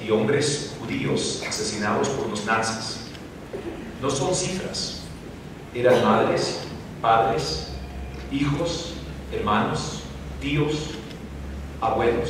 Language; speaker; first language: Spanish; non-native, fluent; English